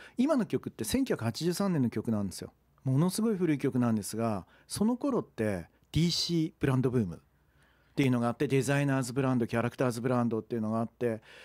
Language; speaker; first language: Japanese; native; Japanese